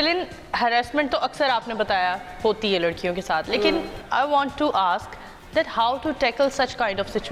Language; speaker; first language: Hindi; native; Hindi